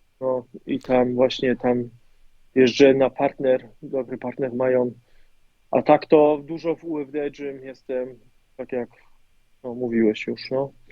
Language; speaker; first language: Polish; early bilingual, heritage; German